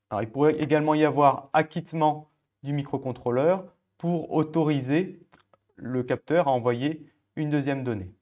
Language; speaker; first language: French; native; French